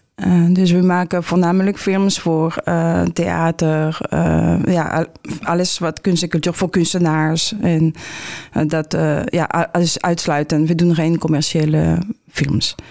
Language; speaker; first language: Dutch; non-native, fluent; French